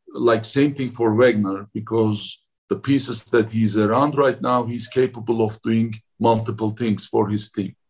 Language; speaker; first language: English; non-native, fluent; Turkish